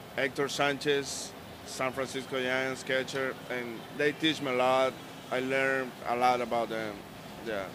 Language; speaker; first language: English; non-native, learner; Spanish